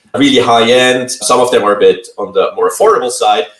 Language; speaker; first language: English; non-native, fluent; Swiss German